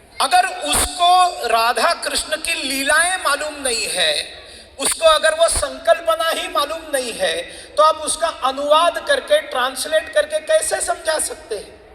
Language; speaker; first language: Hindi; non-native, local second language; Marathi